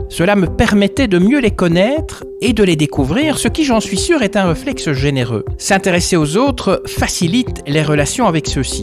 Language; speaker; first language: French; native; French